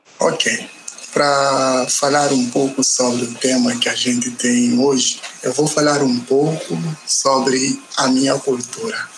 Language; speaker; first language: Portuguese; non-native, local second language; Upper Guinea Crioulo